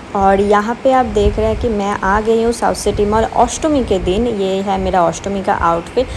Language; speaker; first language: Hindi; non-native, local second language; Bangla